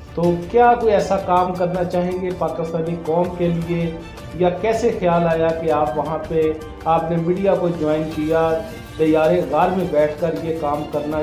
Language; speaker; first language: Urdu; non-native, local second language; Punjabi